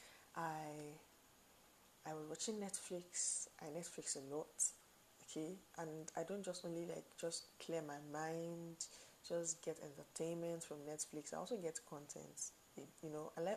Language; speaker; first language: English; non-native, local second language; Yoruba